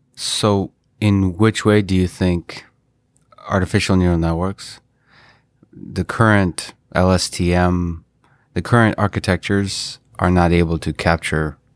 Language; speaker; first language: English; non-native, fluent; Russian